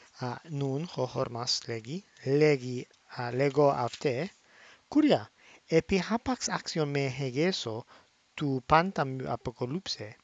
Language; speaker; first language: Greek; non-native, fluent; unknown